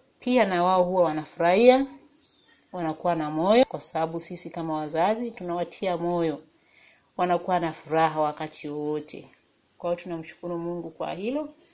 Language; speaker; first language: Swahili; native; Swahili